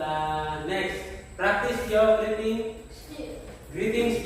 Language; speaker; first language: English; non-native, learner; Indonesian